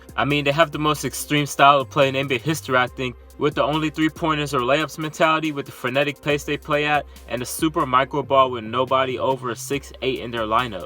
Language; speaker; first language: English; native; English